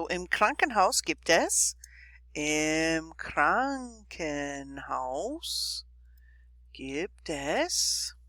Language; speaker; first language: German; non-native, fluent; English